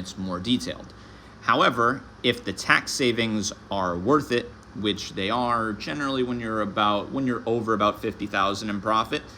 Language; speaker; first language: English; native; English